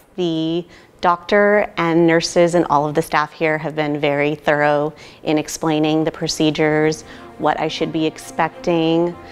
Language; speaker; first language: English; native; English